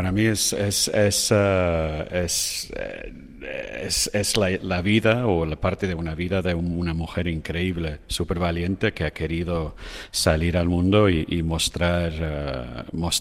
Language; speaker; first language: Spanish; non-native, fluent; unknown